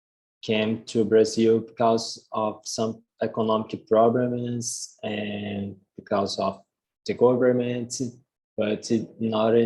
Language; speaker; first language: English; non-native, learner; Portuguese